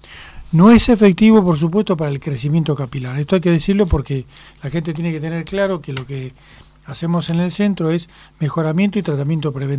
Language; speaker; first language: Spanish; native; Spanish